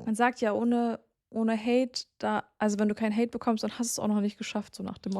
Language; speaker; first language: German; native; German